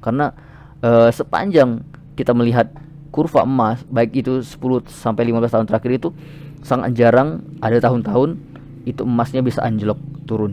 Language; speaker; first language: Indonesian; native; Indonesian